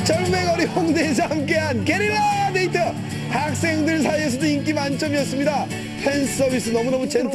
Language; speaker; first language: Korean; native; Korean